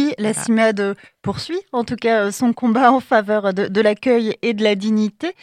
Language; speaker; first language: French; native; French